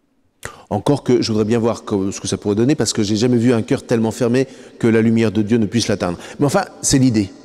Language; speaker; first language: French; native; French